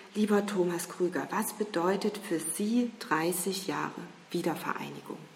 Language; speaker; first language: German; native; German